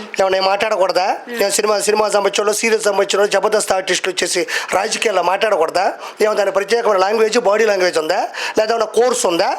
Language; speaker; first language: Telugu; native; Telugu